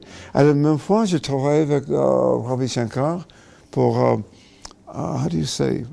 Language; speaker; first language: French; non-native, learner; English